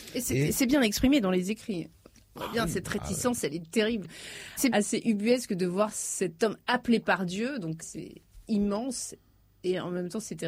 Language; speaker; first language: French; native; French